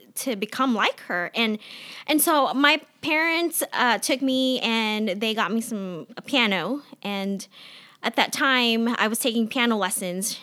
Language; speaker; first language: English; non-native, local second language; Filipino